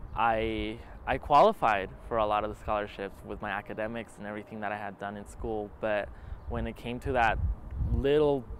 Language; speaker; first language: English; early bilingual, other home language; Spanish